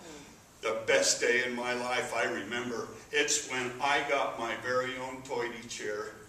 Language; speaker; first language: English; native; English